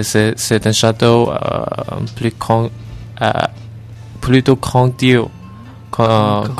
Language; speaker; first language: French; non-native, learner; Chinese